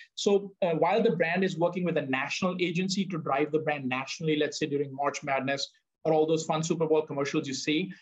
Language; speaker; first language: English; non-native, local second language; Punjabi